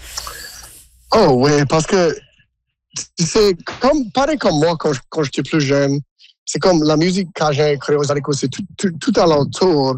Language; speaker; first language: French; non-native, local second language; English